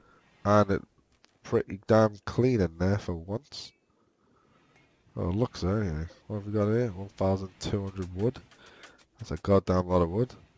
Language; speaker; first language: English; native; English